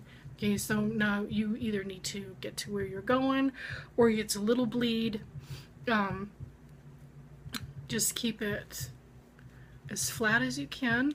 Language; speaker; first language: English; native; English